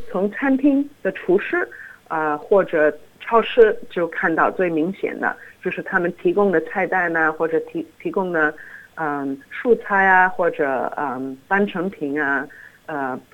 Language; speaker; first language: Chinese; non-native, fluent; English